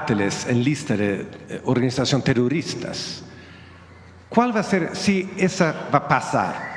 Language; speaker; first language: Spanish; non-native, fluent; Swedish